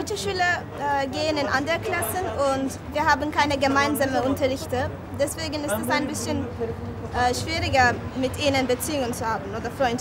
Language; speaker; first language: German; non-native, fluent; Turkish